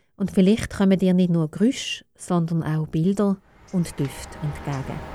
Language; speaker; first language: German; native; German